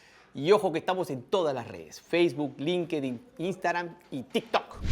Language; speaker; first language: Spanish; native; Spanish